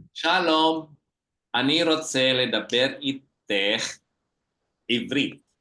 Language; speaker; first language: Hebrew; non-native, fluent; Indonesian